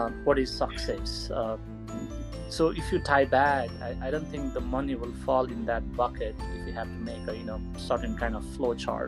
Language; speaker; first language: English; non-native, local second language; Nepali